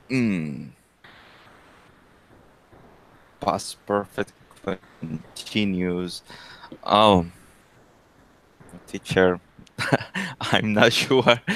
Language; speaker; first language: English; non-native, learner; Spanish